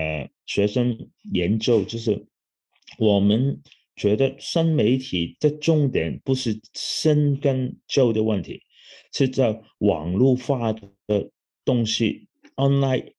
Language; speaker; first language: Chinese; non-native, local second language; Cantonese